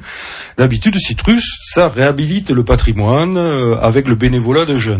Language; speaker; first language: French; native; French